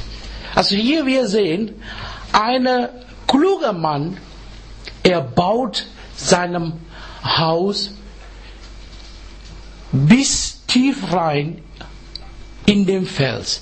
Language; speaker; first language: German; non-native, fluent; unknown